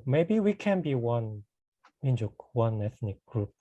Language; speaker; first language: English; non-native, fluent; Korean